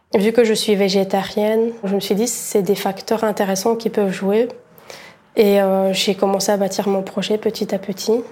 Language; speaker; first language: French; early bilingual, other home language; Bulgarian